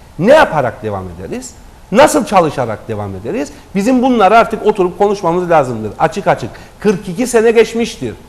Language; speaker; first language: Turkish; native; Turkish